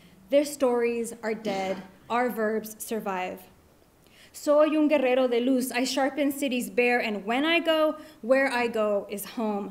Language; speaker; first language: English; early bilingual, other home language; Spanish